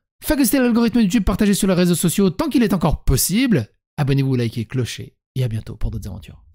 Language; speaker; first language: French; early bilingual, other home language; Serbian